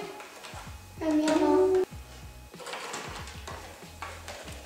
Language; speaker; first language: Spanish; native; Spanish